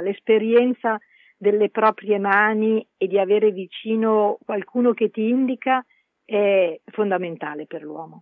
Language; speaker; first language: Italian; native; Italian